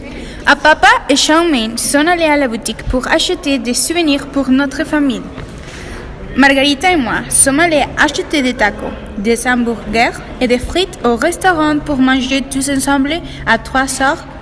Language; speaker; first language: French; non-native, learner; Spanish